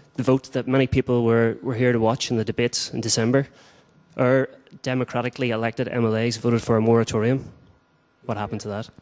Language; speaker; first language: English; native; English